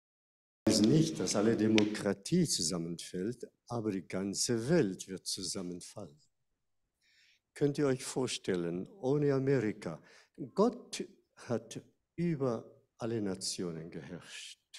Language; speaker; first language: German; non-native, fluent; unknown